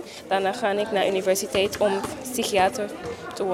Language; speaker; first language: Dutch; non-native, local second language; English